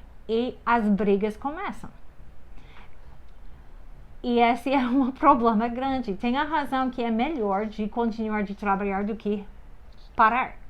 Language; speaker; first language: Portuguese; non-native, fluent; English